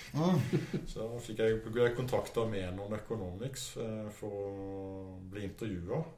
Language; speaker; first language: Norwegian; native; Norwegian